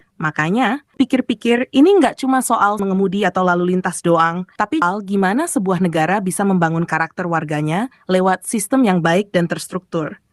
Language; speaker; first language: Indonesian; native; Indonesian